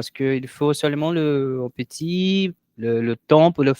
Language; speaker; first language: French; non-native, learner; Portuguese